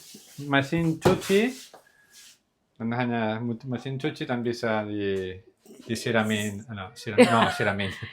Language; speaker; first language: Indonesian; non-native, learner; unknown